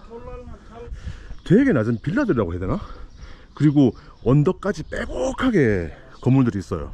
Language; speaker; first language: Korean; native; Korean